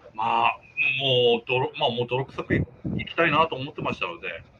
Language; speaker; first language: Japanese; native; Japanese